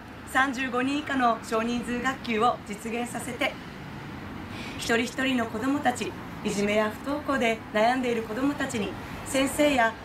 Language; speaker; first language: Japanese; native; Japanese